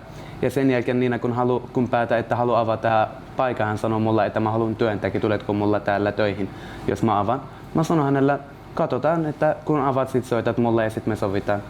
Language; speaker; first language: Finnish; non-native, learner; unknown